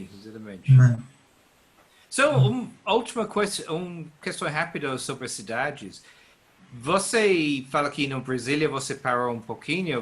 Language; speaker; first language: Portuguese; non-native, learner; English